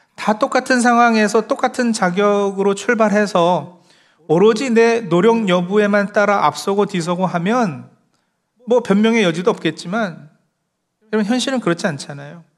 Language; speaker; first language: Korean; early bilingual, heritage; Korean